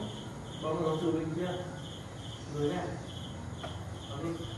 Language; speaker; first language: Vietnamese; native; Vietnamese